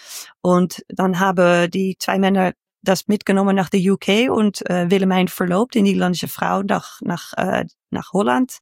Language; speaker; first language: German; non-native, learner; Dutch